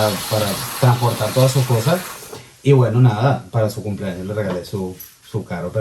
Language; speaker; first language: Spanish; native; Spanish